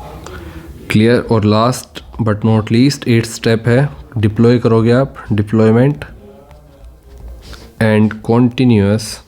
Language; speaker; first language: Hindi; native; Hindi